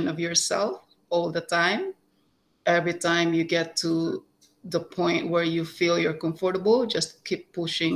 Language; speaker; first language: English; non-native, local second language; Cebuano